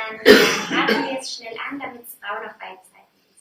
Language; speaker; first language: German; native; German